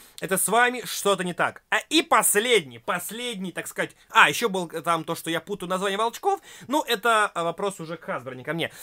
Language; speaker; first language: Russian; native; Russian